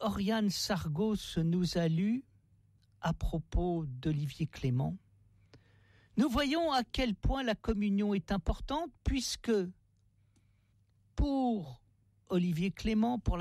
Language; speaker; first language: French; native; French